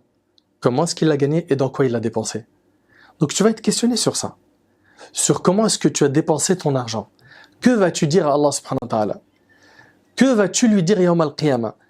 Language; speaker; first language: French; native; French